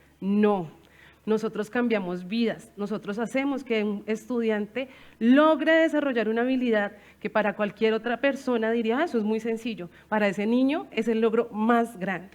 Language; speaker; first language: Spanish; native; Spanish